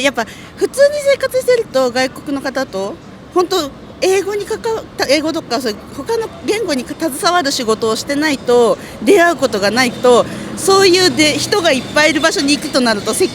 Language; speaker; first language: Japanese; native; Japanese